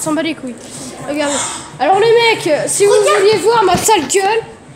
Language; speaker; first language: French; native; French